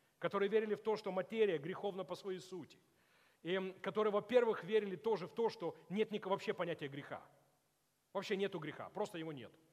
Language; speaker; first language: Russian; non-native, local second language; Ukrainian